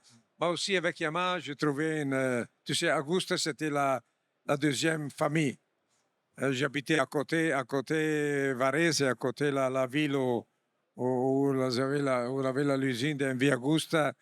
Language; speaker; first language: French; non-native, fluent; Italian